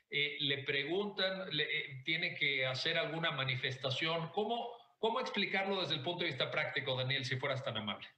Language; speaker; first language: Spanish; native; Spanish